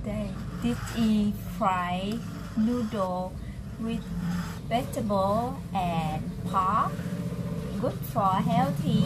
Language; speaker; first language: English; non-native, learner; Vietnamese